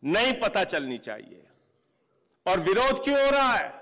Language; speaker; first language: Hindi; native; Hindi